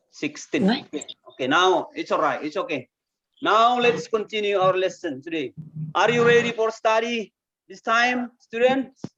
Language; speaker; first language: English; non-native, fluent; Indonesian